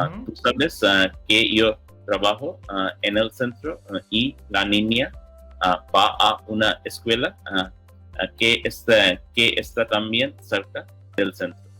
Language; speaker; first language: Spanish; non-native, learner; English